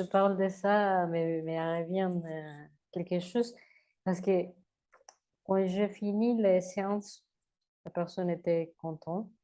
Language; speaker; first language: French; non-native, learner; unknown